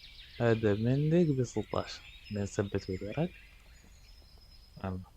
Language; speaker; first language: Arabic; native; Arabic